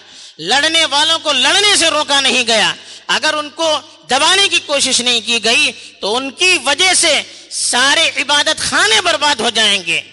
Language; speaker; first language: Urdu; native; Urdu